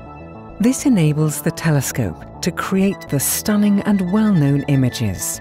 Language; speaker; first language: English; native; English